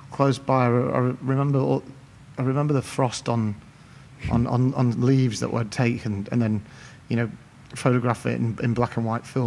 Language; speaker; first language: English; native; English